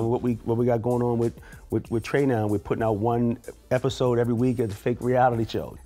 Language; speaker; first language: English; native; English